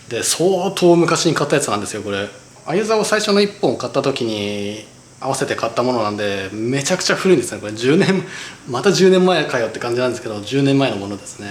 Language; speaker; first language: Japanese; native; Japanese